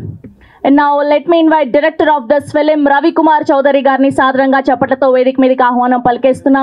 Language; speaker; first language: Telugu; native; Telugu